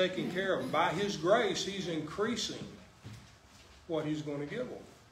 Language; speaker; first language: English; native; English